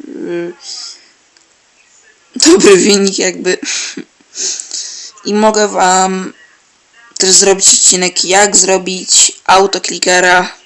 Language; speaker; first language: Polish; native; Polish